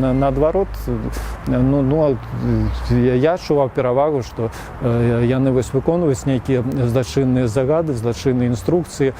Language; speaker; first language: Belarusian; native; Belarusian